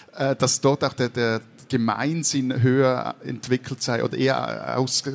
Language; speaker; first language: German; native; German